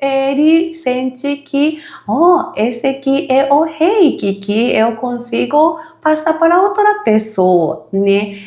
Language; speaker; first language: Portuguese; non-native, fluent; Japanese